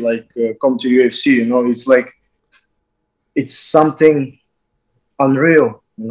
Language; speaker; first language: English; non-native, learner; Azerbaijani